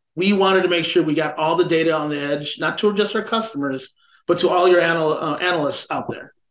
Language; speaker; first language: English; native; English